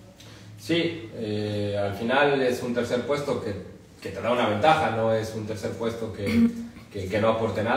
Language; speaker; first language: Spanish; native; Spanish